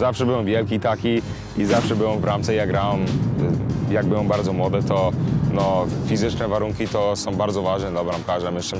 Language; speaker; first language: Polish; early bilingual, heritage; English